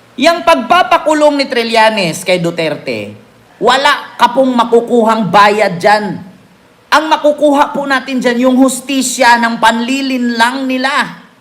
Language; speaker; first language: Filipino; native; Filipino